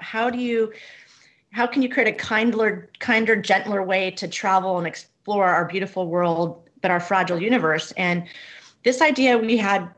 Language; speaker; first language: English; native; English